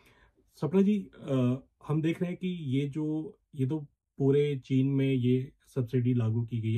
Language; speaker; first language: Hindi; native; Hindi